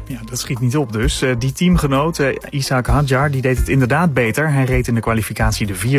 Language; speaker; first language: Dutch; native; Dutch